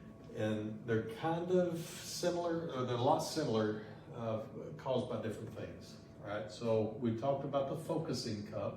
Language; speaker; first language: English; native; English